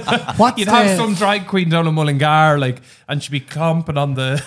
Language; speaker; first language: English; native; English